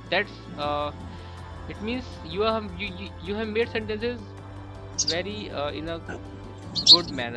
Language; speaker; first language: English; non-native, local second language; Hindi